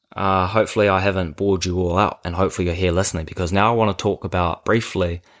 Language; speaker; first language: English; native; English